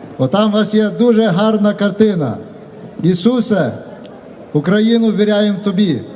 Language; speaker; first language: Ukrainian; native; Ukrainian